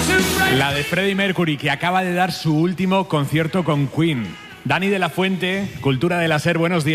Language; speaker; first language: Spanish; native; Spanish